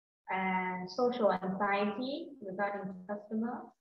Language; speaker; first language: English; non-native, fluent; Vietnamese